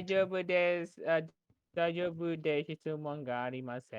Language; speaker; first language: Japanese; non-native, learner; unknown